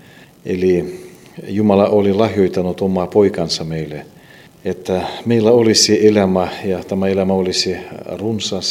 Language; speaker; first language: Finnish; non-native, fluent; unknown